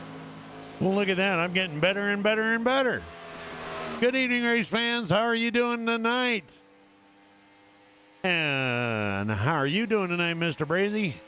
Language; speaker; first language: English; native; English